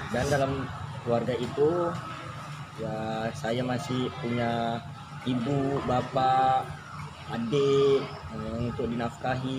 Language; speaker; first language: Indonesian; native; Indonesian